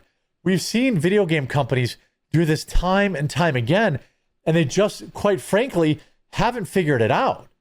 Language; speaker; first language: English; native; English